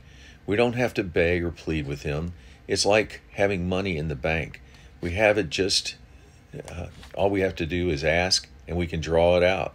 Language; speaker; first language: English; native; English